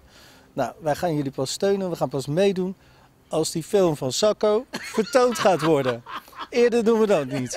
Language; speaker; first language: Dutch; native; Dutch